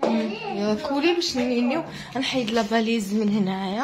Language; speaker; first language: Arabic; native; Arabic